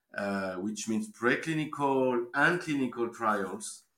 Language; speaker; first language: English; non-native, fluent; French